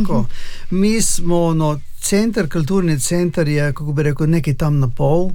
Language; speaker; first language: Slovenian; early bilingual, heritage; Slovenian